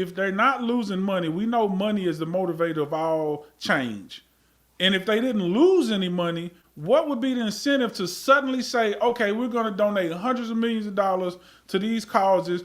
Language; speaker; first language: English; native; English